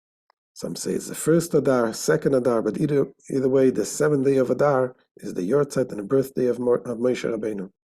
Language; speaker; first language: English; non-native, fluent; Hebrew